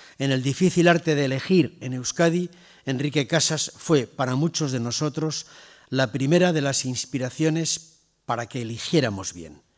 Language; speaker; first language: Spanish; native; Spanish